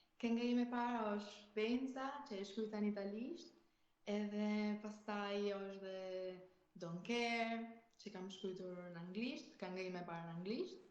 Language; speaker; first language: Albanian; early bilingual, heritage; Albanian